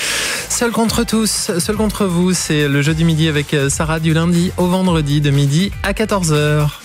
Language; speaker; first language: French; native; French